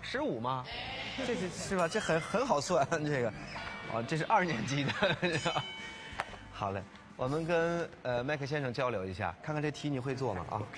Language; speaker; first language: Chinese; native; Chinese